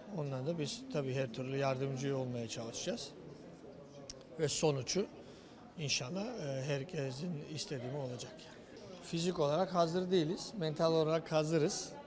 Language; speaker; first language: Turkish; non-native, fluent; Georgian